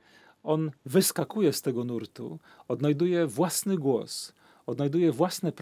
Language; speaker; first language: Polish; native; Polish